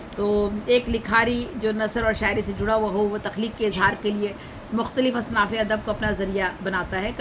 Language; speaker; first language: Urdu; native; Urdu